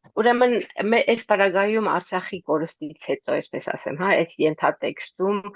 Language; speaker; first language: Armenian; native; Armenian